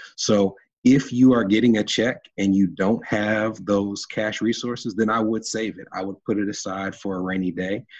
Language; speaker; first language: English; native; English